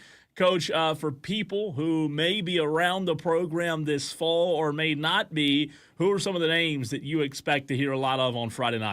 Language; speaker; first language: English; native; English